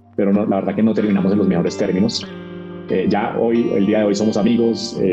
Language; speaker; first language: Spanish; native; Spanish